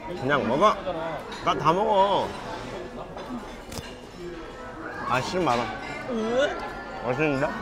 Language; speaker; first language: Korean; native; Korean